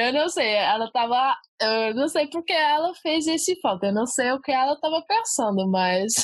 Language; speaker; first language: Portuguese; early bilingual, heritage; Portuguese